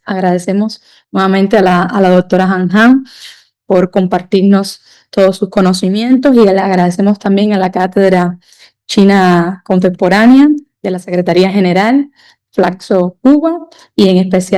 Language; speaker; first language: Spanish; native; Spanish